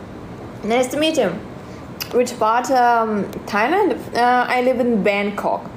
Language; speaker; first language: English; non-native, learner; Russian